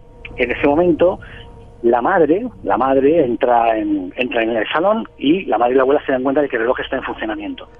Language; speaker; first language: Spanish; native; Spanish